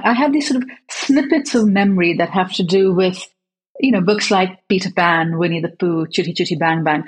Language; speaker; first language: English; native; English